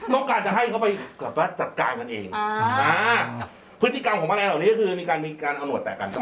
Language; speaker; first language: Thai; native; Thai